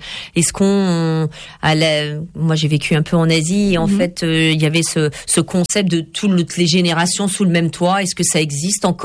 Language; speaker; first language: French; native; French